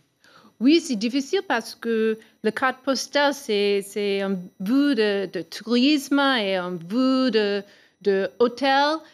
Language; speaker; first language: French; non-native, learner; English